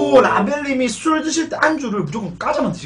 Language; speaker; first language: Korean; native; Korean